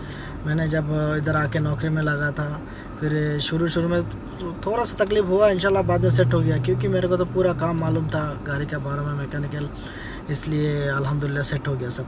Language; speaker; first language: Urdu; non-native, learner; Bangla